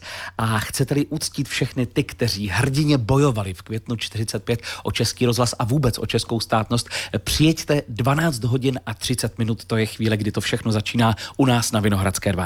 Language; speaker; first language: Czech; native; Czech